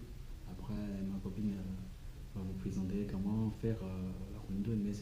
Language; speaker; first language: French; non-native, learner; Chinese